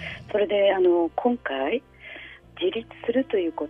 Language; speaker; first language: Japanese; native; Japanese